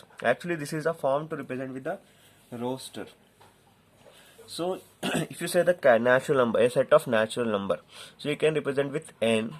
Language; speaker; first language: English; non-native, local second language; Telugu